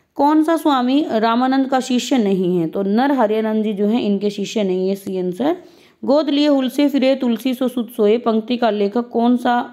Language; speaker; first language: Hindi; native; Hindi